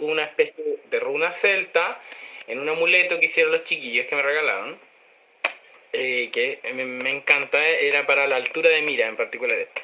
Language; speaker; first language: Spanish; native; Spanish